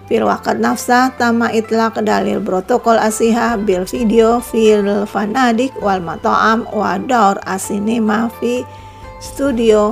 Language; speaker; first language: Arabic; non-native, fluent; Indonesian